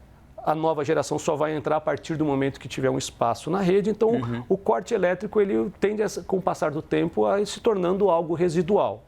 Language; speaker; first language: Portuguese; native; Portuguese